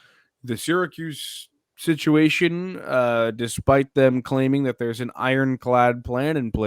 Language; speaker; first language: English; native; English